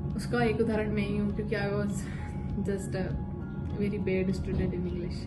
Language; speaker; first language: Hindi; native; Hindi